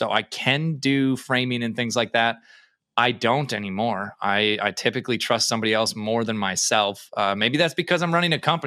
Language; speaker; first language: English; native; English